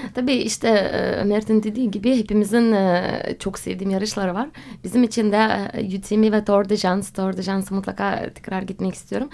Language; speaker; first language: Turkish; non-native, fluent; Russian